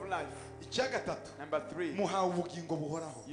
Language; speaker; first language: English; non-native, fluent; Kinyarwanda